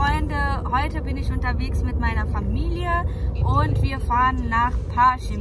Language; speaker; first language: German; early bilingual, other home language; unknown